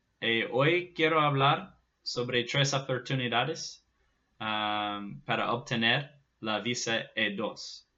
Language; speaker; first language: Spanish; non-native, fluent; Portuguese